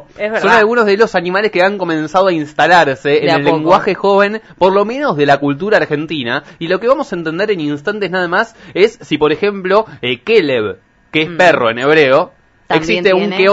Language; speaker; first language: Spanish; native; Spanish